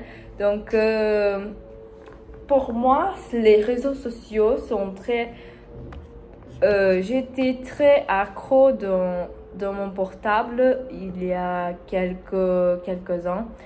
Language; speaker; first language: French; non-native, learner; Spanish